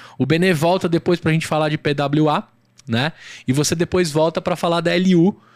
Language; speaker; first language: Portuguese; native; Portuguese